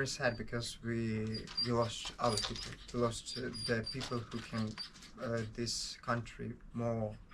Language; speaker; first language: English; non-native, learner; Ukrainian